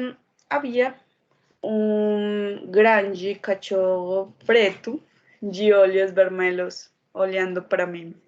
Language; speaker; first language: Portuguese; non-native, learner; Spanish